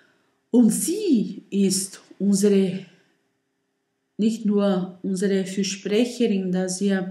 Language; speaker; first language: German; non-native, learner; Portuguese